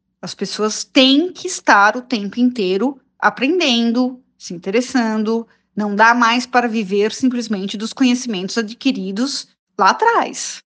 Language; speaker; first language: Portuguese; native; Portuguese